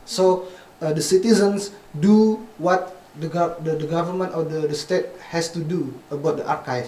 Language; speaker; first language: English; non-native, fluent; Indonesian